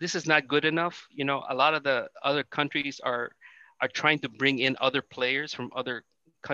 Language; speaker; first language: English; non-native, local second language; Filipino